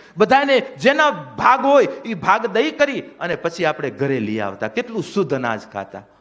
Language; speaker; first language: Gujarati; non-native, local second language; Kachhi